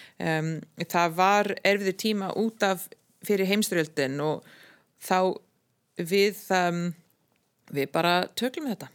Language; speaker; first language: Icelandic; non-native, fluent; English